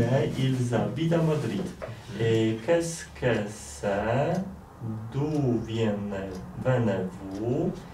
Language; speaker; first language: French; non-native, learner; Polish